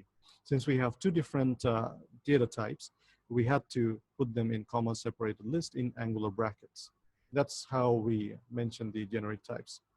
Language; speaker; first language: English; non-native, local second language; Bangla